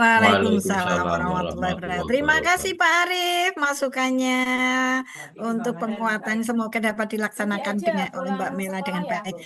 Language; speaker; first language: Indonesian; native; Indonesian